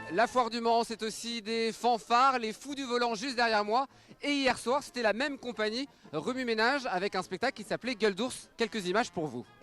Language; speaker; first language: French; native; French